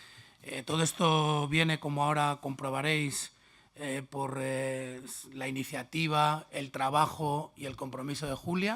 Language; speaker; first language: Spanish; native; Spanish